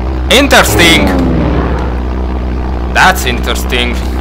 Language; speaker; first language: English; non-native, fluent; Romanian